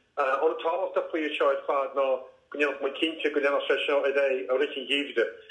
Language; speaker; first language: Irish; native; Irish